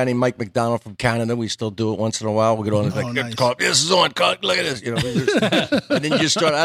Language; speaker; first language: English; native; English